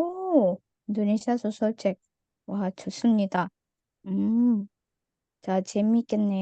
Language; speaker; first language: Korean; non-native, fluent; Indonesian